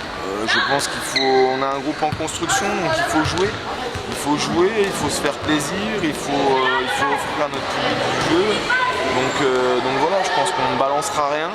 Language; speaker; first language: French; native; French